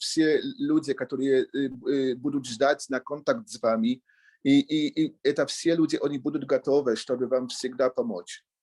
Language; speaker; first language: Russian; non-native, learner; Polish